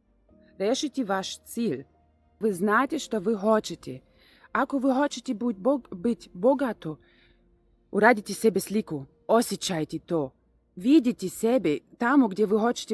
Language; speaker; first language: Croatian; non-native, learner; Russian